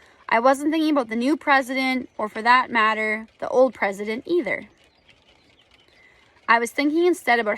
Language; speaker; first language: English; native; English